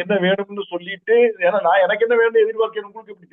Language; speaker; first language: Tamil; native; Tamil